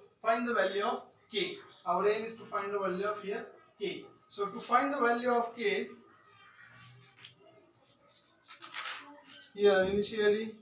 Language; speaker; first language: English; non-native, local second language; Marathi